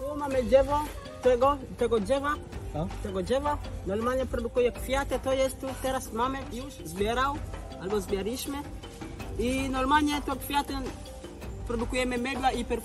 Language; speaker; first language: Polish; non-native, learner; Swahili